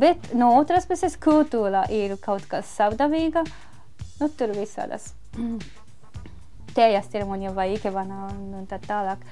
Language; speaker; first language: Latvian; non-native, fluent; Japanese